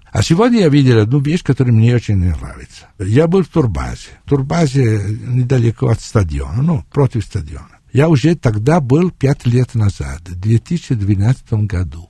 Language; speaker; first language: Russian; non-native, fluent; Italian